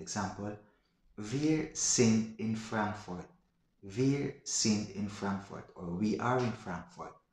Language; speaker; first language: German; non-native, learner; Filipino